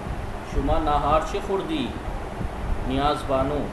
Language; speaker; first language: Persian; non-native, fluent; Urdu